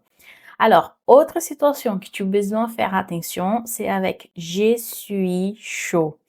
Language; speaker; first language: French; non-native, fluent; Portuguese